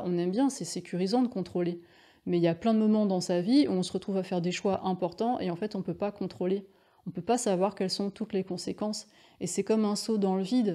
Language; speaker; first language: French; native; French